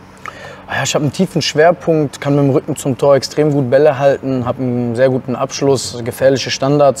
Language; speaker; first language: German; native; German